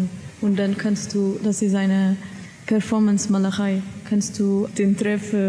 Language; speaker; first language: German; non-native, learner; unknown